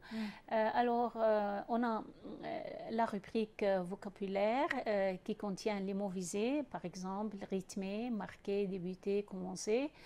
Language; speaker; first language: French; non-native, fluent; Arabic